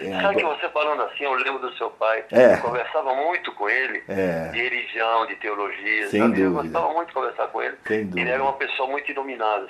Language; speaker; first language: Portuguese; early bilingual, other home language; French